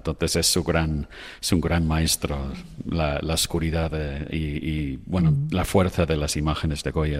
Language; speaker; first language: Spanish; non-native, fluent; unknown